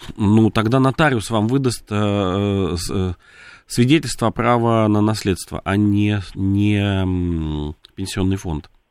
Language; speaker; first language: Russian; native; Russian